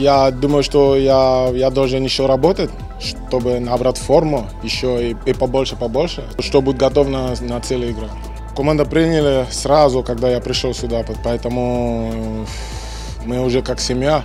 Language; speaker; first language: Russian; non-native, fluent; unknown